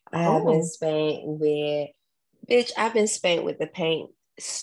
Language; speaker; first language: English; native; English